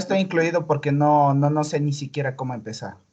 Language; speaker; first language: Spanish; native; Spanish